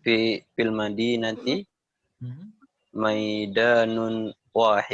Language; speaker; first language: Arabic; non-native, learner; Indonesian